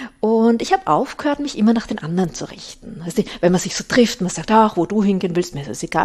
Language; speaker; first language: German; native; German